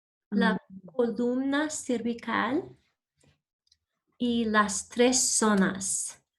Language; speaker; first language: Spanish; non-native, learner; English